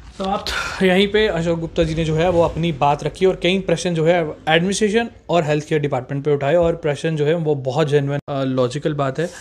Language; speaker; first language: Hindi; non-native, local second language; Dogri